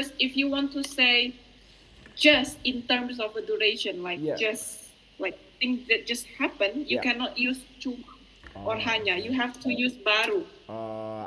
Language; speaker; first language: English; non-native, fluent; Indonesian